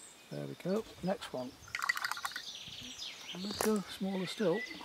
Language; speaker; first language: English; native; English